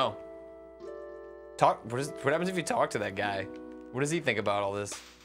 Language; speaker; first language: English; native; English